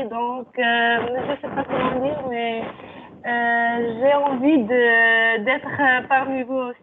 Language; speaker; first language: French; non-native, fluent; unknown